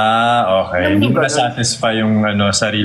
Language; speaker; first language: Filipino; native; Filipino